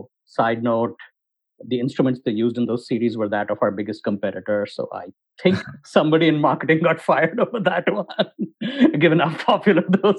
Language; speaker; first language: English; non-native, local second language; Hindi